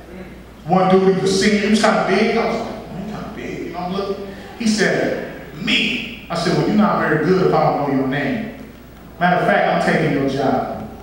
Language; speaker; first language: English; native; English